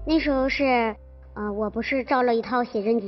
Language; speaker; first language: Chinese; native; Chinese